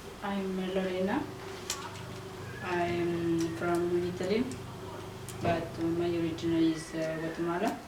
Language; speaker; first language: English; non-native, learner; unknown